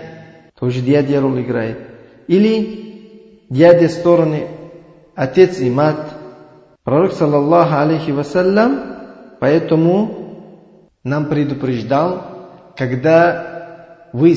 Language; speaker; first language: Russian; non-native, learner; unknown